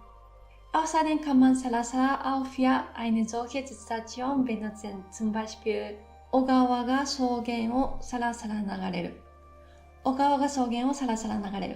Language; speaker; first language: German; non-native, fluent; Japanese